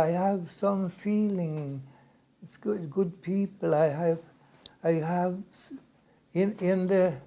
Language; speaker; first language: English; non-native, learner; Swedish